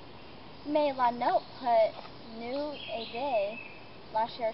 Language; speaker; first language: French; non-native, learner; English